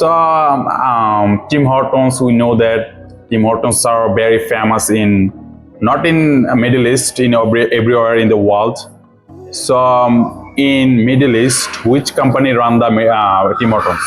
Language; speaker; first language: English; non-native, local second language; Bangla